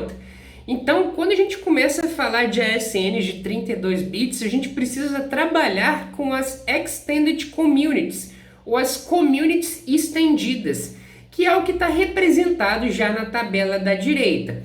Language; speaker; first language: Portuguese; native; Portuguese